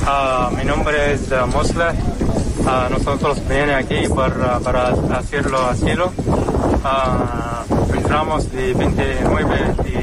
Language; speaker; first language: Spanish; non-native, learner; Arabic